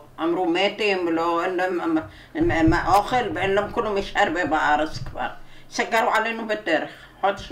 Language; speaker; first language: Hebrew; non-native, learner; Arabic